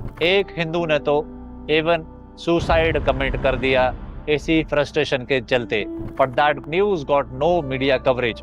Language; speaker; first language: Hindi; native; Hindi